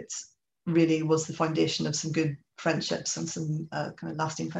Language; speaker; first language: English; native; English